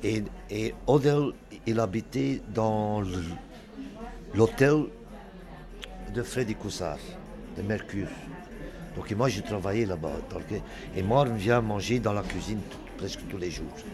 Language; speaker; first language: French; non-native, local second language; Dutch